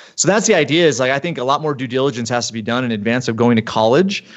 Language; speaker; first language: English; native; English